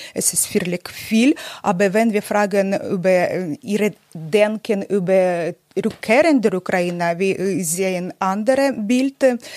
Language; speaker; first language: German; non-native, learner; Ukrainian